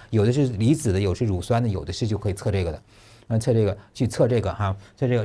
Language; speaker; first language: Chinese; native; Chinese